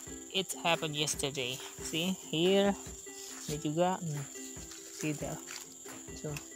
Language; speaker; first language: English; non-native, learner; Indonesian